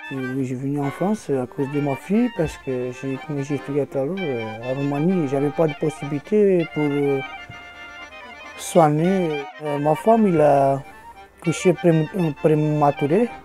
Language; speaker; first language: French; non-native, learner; Romanian